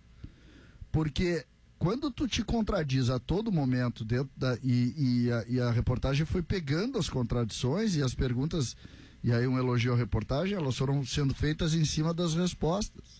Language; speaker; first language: Portuguese; native; Portuguese